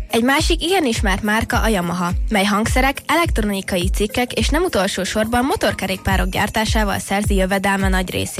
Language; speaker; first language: Hungarian; native; Hungarian